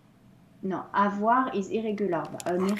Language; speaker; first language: English; non-native, fluent; French